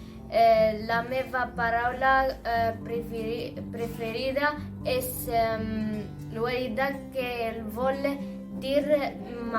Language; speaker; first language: Catalan; non-native, learner; Arabic